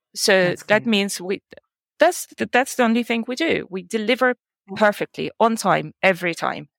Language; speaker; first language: English; non-native, fluent; Russian